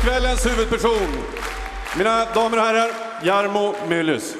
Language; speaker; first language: Swedish; native; Swedish